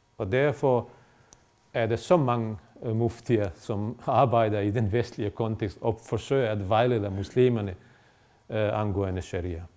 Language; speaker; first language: Danish; non-native, fluent; Bosnian